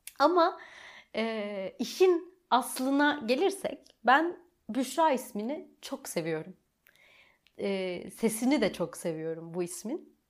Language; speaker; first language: Turkish; native; Turkish